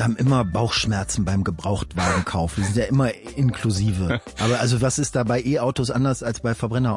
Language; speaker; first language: German; native; German